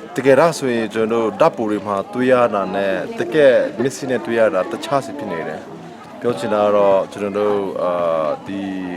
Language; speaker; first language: Burmese; non-native, local second language; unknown